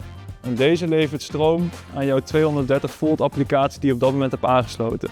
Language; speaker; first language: Dutch; native; Dutch